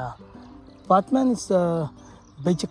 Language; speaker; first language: Dutch; non-native, learner; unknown